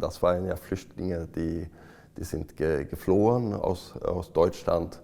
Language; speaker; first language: German; non-native, fluent; Swedish